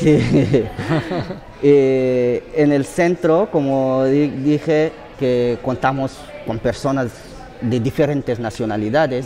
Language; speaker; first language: Spanish; non-native, fluent; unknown